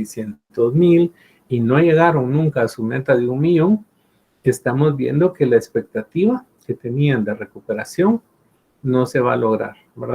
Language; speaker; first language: Spanish; native; Spanish